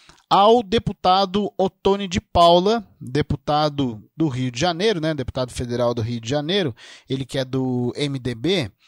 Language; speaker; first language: Portuguese; native; Portuguese